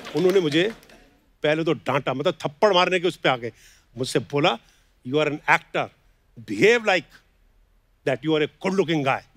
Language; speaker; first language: Hindi; native; Hindi